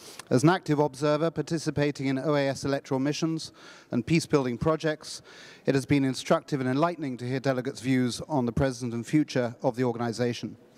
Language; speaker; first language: English; native; English